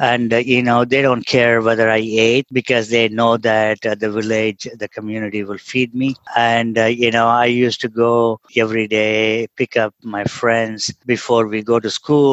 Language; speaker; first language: English; non-native, local second language; Tamil